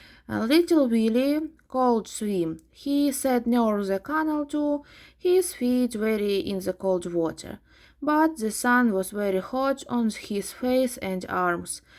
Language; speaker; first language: English; non-native, fluent; Ukrainian